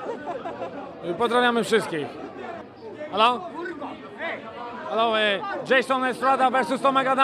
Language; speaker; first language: Polish; native; Polish